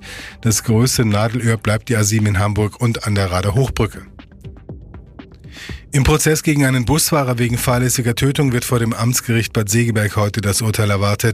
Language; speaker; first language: German; native; German